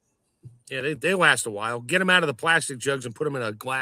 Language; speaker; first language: English; native; English